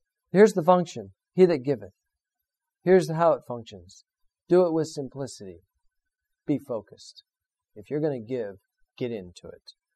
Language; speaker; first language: English; native; English